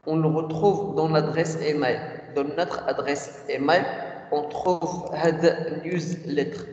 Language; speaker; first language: French; non-native, local second language; Arabic